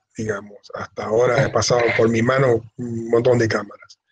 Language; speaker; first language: Spanish; native; Spanish